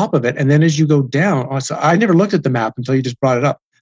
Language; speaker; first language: English; native; English